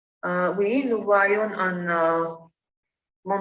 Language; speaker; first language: French; non-native, learner; Armenian